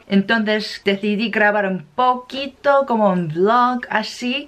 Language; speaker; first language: Spanish; non-native, fluent; Korean